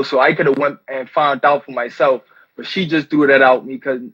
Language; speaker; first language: English; native; English